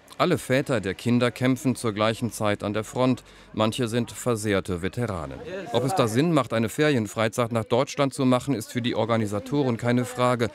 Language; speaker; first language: German; native; German